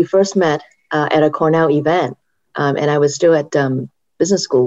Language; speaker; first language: English; native; English